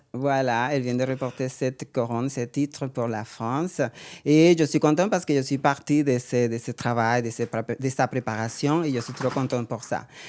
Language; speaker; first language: French; non-native, fluent; Spanish